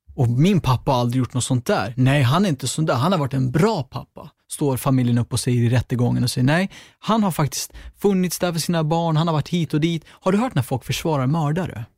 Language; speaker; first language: Swedish; native; Swedish